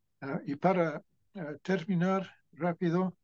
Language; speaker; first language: Spanish; non-native, fluent; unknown